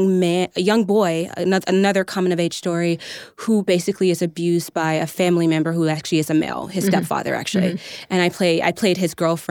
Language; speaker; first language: English; native; English